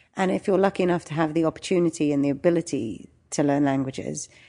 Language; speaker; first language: English; native; English